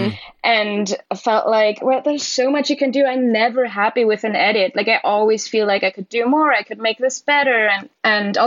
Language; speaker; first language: English; non-native, fluent; German